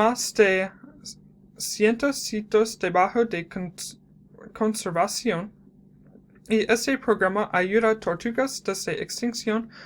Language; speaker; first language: Spanish; non-native, learner; English